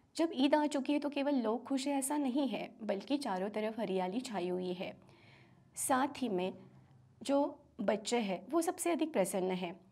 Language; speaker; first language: Hindi; non-native, local second language; Marathi